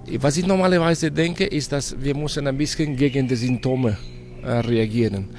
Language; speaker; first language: German; non-native, fluent; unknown